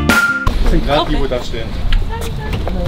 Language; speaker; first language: German; native; German